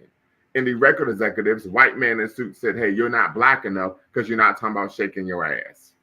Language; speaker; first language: English; native; English